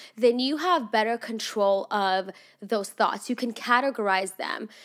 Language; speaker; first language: English; non-native, fluent; Russian